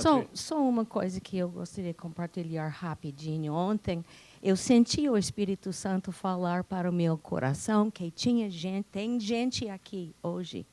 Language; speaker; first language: Portuguese; non-native, fluent; English